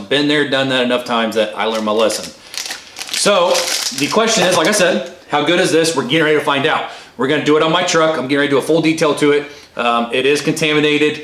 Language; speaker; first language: English; native; English